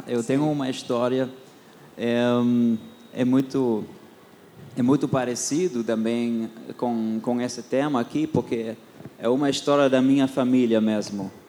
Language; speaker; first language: Portuguese; non-native, fluent; German